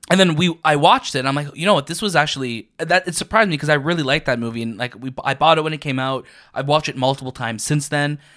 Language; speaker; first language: English; native; English